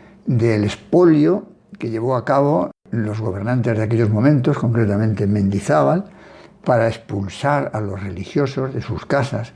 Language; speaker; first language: Spanish; native; Spanish